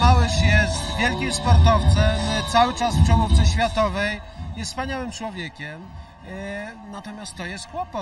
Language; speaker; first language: Polish; native; Polish